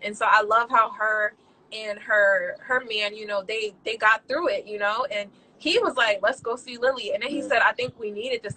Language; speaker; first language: English; native; English